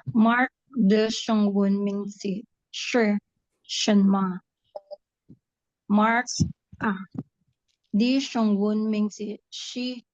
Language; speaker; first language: Chinese; non-native, learner; Filipino